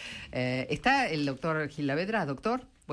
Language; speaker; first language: Spanish; native; Spanish